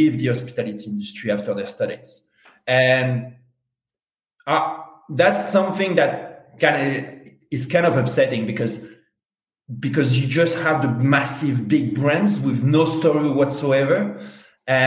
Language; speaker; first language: English; non-native, fluent; French